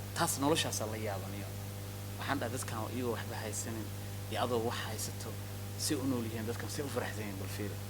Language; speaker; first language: Somali; early bilingual, heritage; Somali